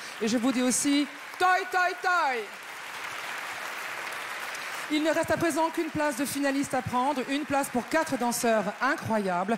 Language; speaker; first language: French; native; French